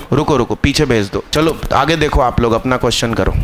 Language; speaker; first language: Hindi; non-native, local second language; Gujarati